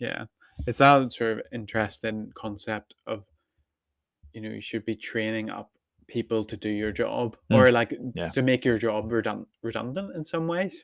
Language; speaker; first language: English; native; English